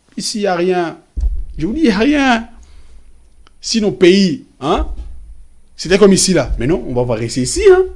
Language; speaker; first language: French; non-native, local second language; Lingala